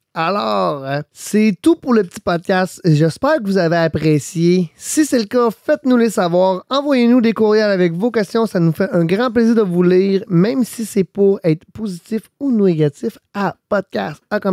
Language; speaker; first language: French; native; French